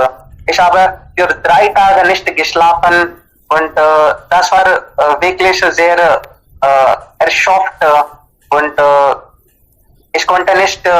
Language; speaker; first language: German; non-native, learner; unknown